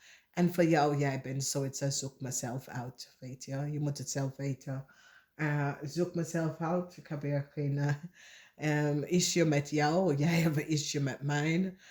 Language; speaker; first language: Dutch; non-native, fluent; English